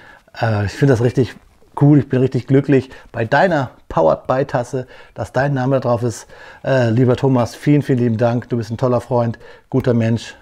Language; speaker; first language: German; native; German